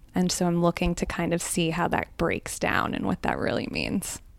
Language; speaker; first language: English; early bilingual, other home language; Gujarati